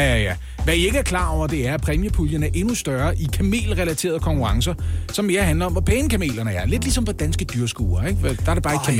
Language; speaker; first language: Danish; native; Danish